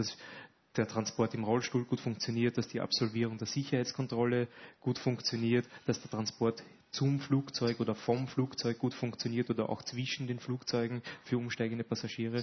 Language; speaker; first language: German; native; German